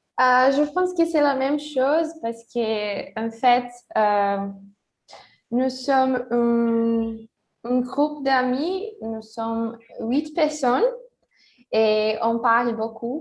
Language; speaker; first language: French; non-native, learner; Portuguese